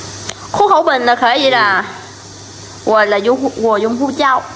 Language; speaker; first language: Chinese; non-native, fluent; Vietnamese